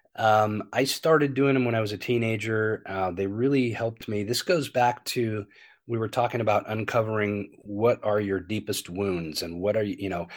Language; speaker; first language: English; native; English